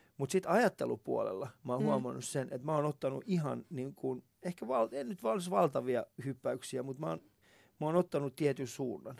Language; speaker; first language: Finnish; early bilingual, other home language; Persian